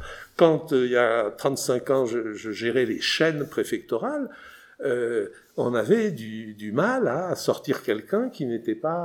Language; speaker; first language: French; native; French